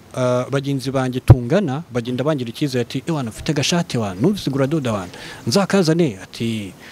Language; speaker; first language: Kinyarwanda; early bilingual, heritage; Kinyarwanda